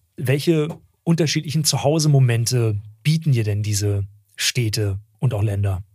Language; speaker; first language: German; early bilingual, other home language; Turkish